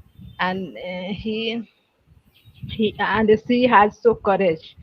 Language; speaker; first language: English; non-native, learner; Odia